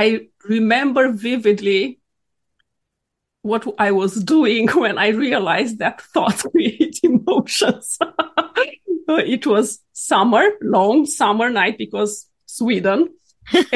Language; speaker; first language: English; non-native, fluent; Romanian